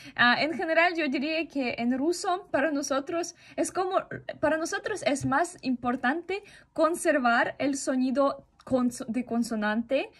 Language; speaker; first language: Spanish; non-native, fluent; Russian